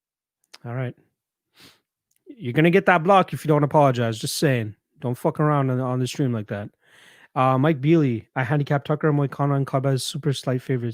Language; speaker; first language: English; native; English